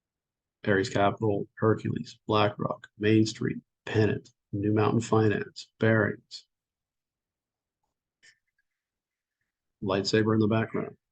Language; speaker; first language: English; native; English